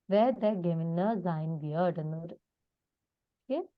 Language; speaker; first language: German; non-native, fluent; Malayalam